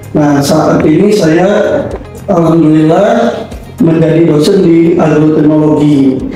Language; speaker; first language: Indonesian; native; Indonesian